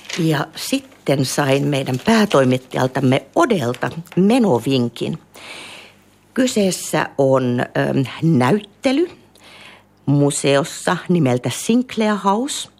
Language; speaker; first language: Finnish; native; Finnish